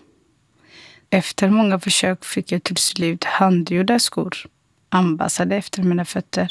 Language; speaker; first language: Swedish; non-native, fluent; Somali